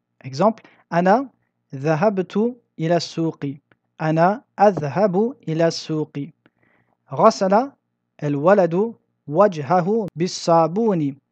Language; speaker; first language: Arabic; non-native, fluent; French